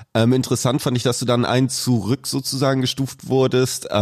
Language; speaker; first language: German; native; German